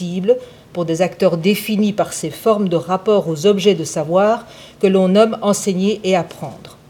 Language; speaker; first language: French; native; French